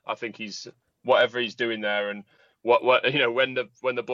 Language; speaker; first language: English; native; English